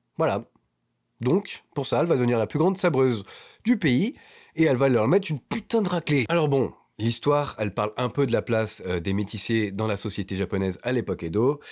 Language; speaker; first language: French; native; French